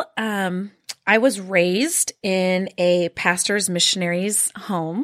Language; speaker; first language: English; early bilingual, other home language; Norwegian